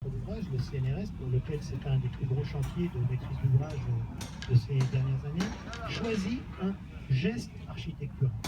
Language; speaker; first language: French; native; French